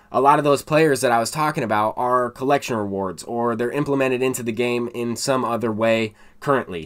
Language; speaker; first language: English; native; English